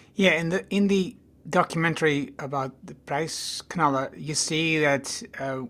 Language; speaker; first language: English; non-native, fluent; Dutch